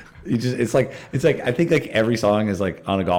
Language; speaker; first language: English; native; English